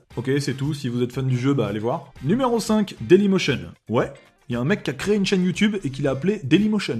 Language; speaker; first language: French; native; French